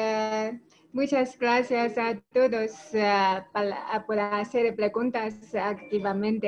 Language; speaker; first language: Spanish; non-native, learner; Chinese